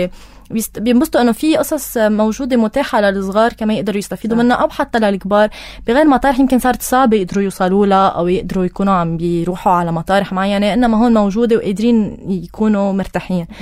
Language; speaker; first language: Arabic; native; Arabic